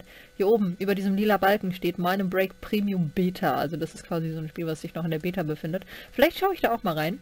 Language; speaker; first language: German; native; German